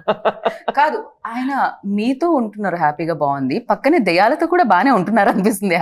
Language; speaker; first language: Telugu; native; Telugu